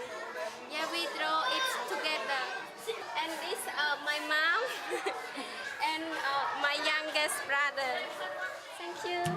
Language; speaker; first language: English; non-native, learner; Khmer